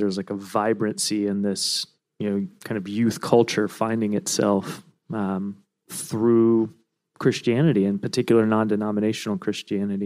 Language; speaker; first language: English; native; English